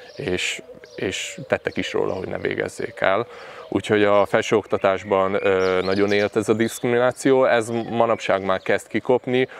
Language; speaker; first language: Hungarian; native; Hungarian